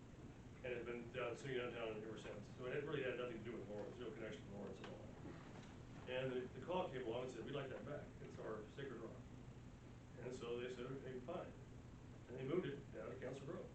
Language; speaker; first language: English; native; English